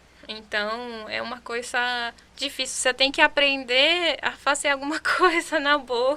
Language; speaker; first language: Portuguese; non-native, fluent; Spanish